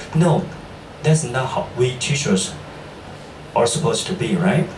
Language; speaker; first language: English; non-native, fluent; Chinese